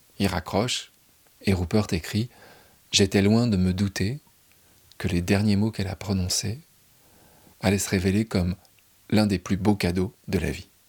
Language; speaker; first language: French; native; French